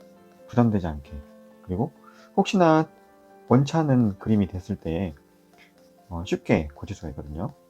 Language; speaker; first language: Korean; native; Korean